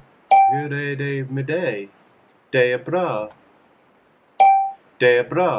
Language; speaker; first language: Swedish; non-native, learner; English